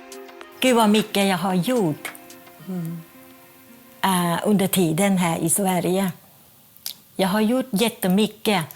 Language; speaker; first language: Swedish; non-native, fluent; Thai